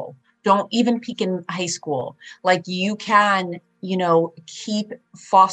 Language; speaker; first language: English; early bilingual, other home language; Polish